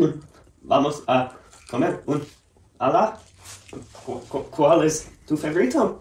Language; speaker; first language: Spanish; non-native, learner; English